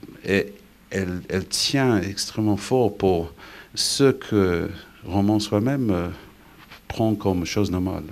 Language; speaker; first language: French; non-native, fluent; English